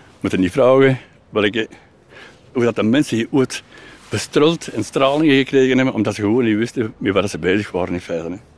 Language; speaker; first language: Dutch; native; Dutch